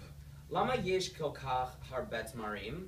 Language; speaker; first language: Hebrew; non-native, learner; English